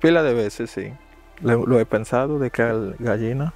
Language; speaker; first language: Spanish; native; Spanish